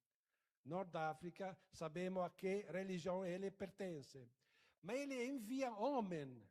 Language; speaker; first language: Portuguese; non-native, fluent; Italian